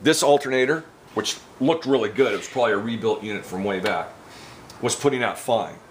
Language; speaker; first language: English; native; English